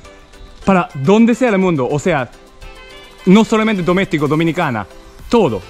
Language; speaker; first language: Spanish; non-native, learner; Japanese